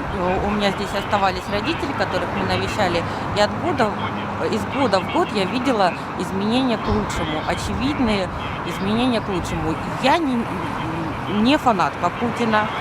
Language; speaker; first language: Russian; native; Russian